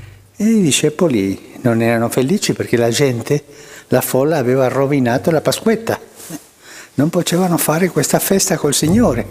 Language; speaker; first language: Italian; non-native, fluent; Spanish